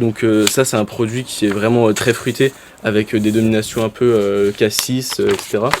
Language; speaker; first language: French; native; French